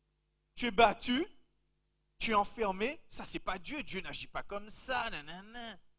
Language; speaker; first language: French; native; French